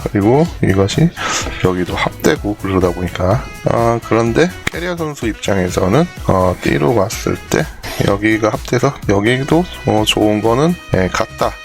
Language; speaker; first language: Korean; native; Korean